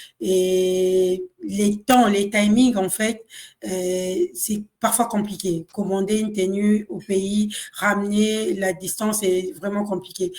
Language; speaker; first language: French; non-native, local second language; Kongo